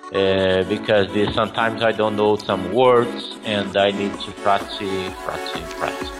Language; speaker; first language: English; non-native, learner; Portuguese